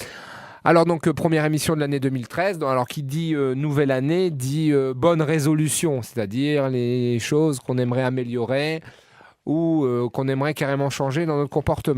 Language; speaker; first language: French; native; French